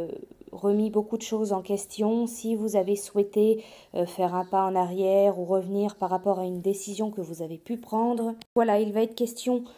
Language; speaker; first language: French; native; French